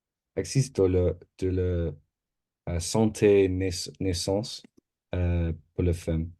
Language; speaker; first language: French; non-native, learner; English